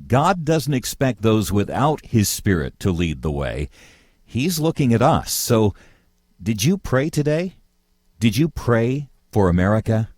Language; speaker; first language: English; native; English